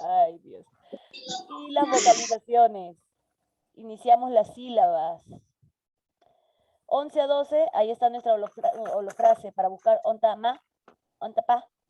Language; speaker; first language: Spanish; native; Spanish